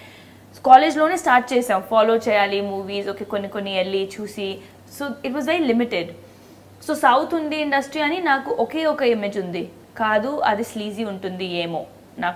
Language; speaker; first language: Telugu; non-native, local second language; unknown